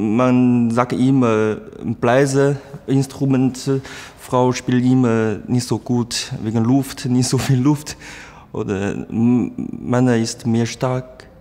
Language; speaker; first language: German; non-native, learner; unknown